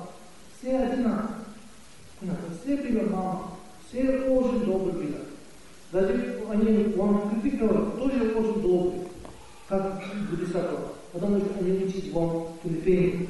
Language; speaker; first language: Russian; non-native, learner; Tibetan